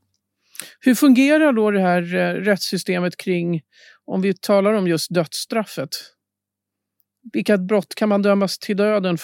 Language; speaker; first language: Swedish; native; Swedish